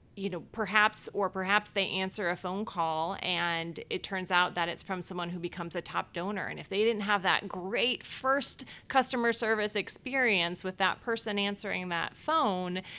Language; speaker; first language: English; native; English